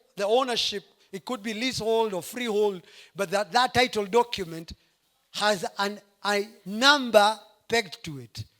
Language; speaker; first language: English; non-native, local second language; Swahili